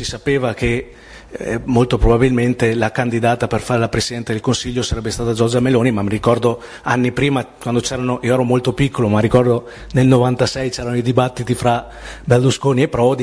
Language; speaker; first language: Italian; native; Italian